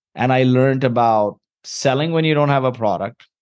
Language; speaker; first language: English; early bilingual, heritage; Arabic